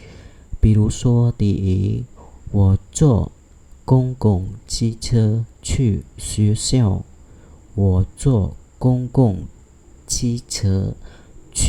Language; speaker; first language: Chinese; non-native, fluent; Khmer